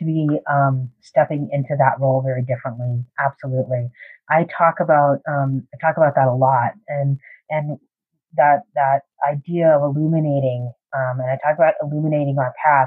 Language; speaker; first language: English; native; English